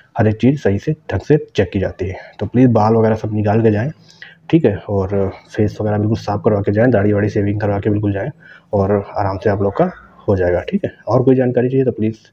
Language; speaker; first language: Hindi; native; Hindi